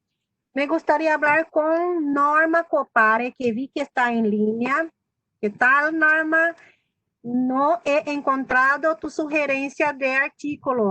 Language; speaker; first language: Spanish; non-native, fluent; Portuguese